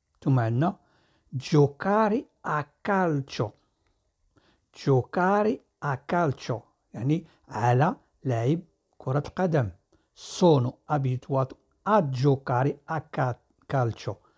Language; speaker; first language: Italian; non-native, fluent; Arabic